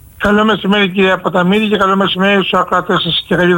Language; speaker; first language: Greek; native; Greek